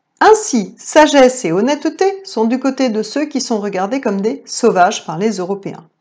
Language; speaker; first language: French; native; French